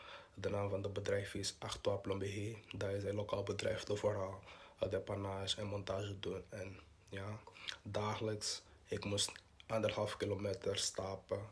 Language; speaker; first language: Dutch; non-native, local second language; Portuguese